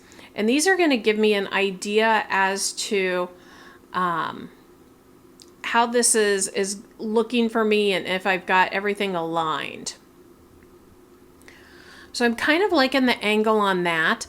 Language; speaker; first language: English; native; English